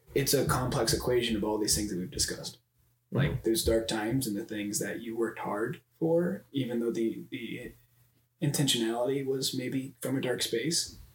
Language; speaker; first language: English; native; English